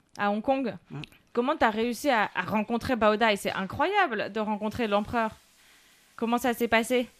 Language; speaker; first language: French; native; French